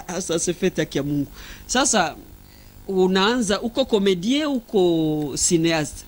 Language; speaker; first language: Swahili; native; Swahili